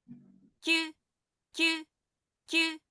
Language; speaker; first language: Japanese; non-native, learner; Filipino